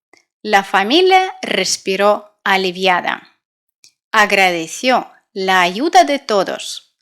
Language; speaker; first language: Spanish; non-native, fluent; Russian